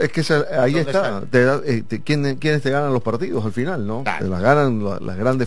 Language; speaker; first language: Spanish; native; Spanish